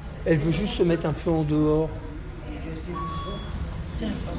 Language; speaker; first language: French; native; French